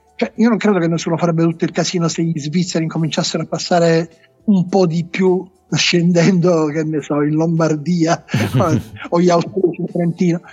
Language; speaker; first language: Italian; native; Italian